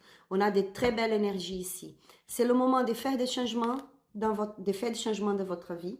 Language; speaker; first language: French; non-native, learner; Spanish